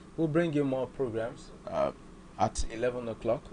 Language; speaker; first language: English; non-native, local second language; Yoruba